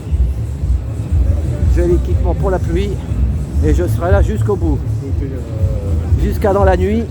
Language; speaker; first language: French; native; French